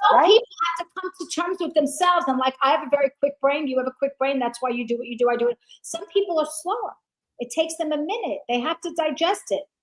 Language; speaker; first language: English; native; English